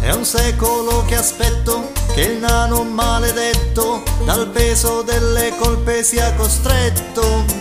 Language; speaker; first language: Italian; native; Italian